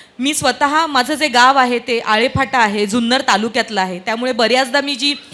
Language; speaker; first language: Marathi; native; Marathi